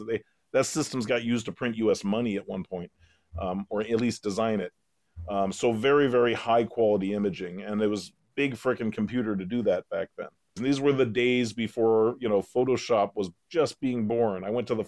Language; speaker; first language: English; native; English